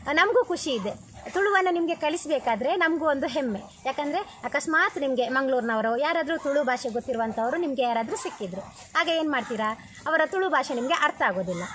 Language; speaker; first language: Kannada; non-native, local second language; Tulu